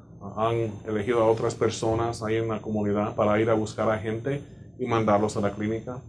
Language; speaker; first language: Spanish; native; Spanish